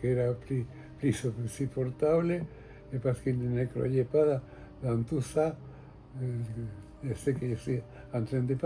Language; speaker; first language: French; non-native, fluent; Spanish